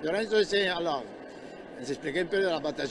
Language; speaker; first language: French; non-native, learner; Italian